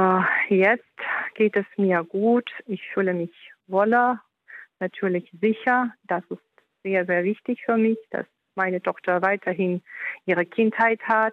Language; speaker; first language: German; non-native, fluent; Ukrainian